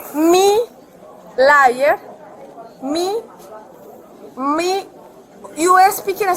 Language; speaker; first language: English; non-native, learner; Spanish